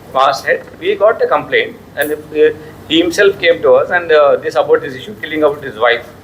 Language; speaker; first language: English; non-native, local second language; Telugu